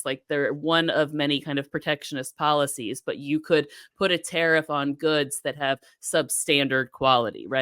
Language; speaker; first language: English; native; English